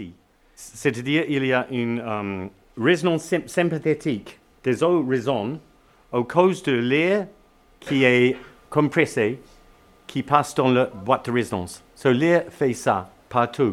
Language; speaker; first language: French; non-native, learner; English